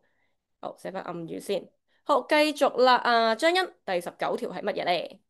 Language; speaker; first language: Cantonese; native; Cantonese